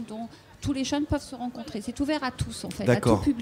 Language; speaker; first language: French; native; French